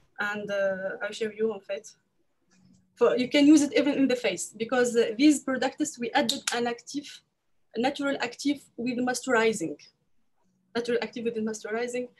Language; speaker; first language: English; non-native, learner; French